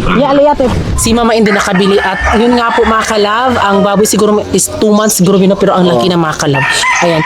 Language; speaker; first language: Filipino; non-native, local second language; Cebuano